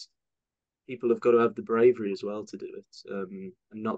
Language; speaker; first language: English; native; English